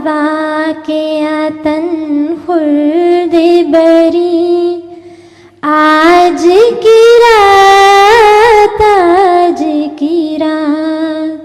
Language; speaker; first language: Urdu; native; Urdu